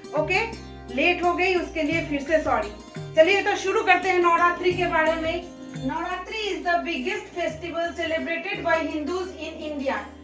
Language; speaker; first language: Hindi; non-native, local second language; Bangla